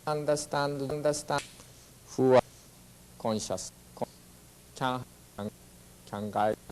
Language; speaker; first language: English; non-native, learner; Japanese